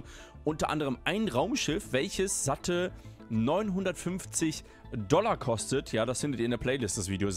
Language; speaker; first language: German; native; German